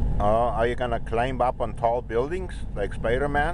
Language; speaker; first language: English; non-native, fluent; German